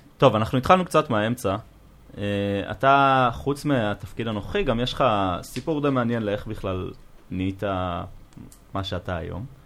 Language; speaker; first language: Hebrew; native; Hebrew